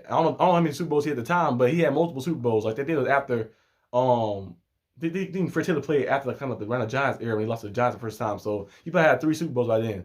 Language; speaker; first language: English; native; English